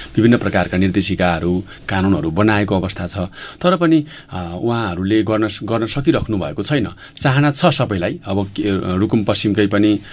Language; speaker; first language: Nepali; native; Nepali